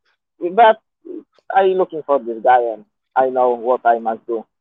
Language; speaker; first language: English; non-native, learner; Polish